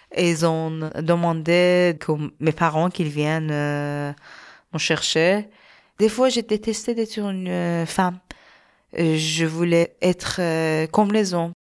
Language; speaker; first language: French; non-native, learner; Persian